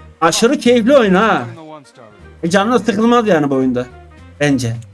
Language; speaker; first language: Turkish; native; Turkish